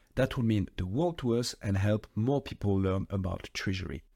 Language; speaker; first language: English; non-native, fluent; French